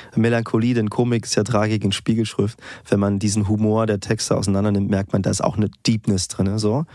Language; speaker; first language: German; non-native, fluent; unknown